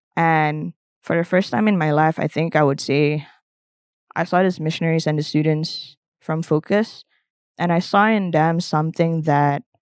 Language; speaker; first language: English; non-native, local second language; Malay